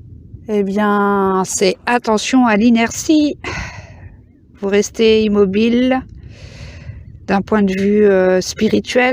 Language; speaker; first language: French; native; French